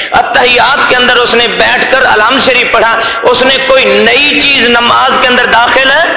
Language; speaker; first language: Urdu; non-native, local second language; Punjabi